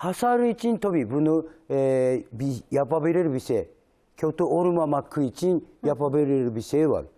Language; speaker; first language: Turkish; non-native, learner; Japanese